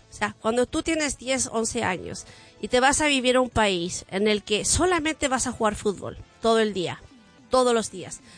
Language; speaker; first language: Spanish; native; Spanish